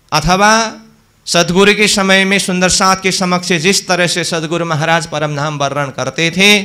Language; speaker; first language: Hindi; native; Hindi